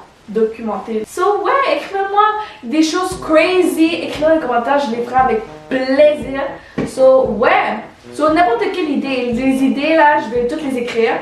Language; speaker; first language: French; early bilingual, other home language; Spanish